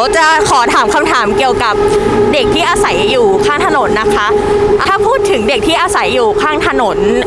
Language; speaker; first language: Thai; native; Thai